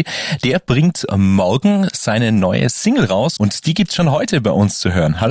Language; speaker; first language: German; native; German